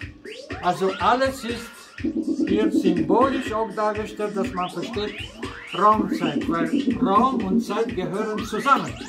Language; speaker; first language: German; non-native, fluent; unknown